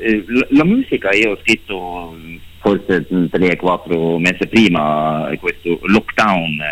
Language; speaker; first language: Italian; non-native, learner; Norwegian